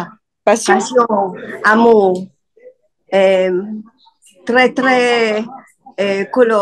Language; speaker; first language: French; non-native, learner; Hebrew